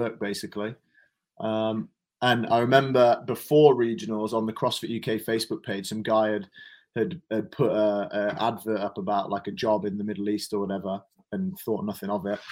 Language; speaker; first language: English; native; English